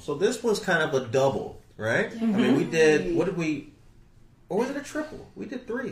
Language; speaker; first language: English; native; English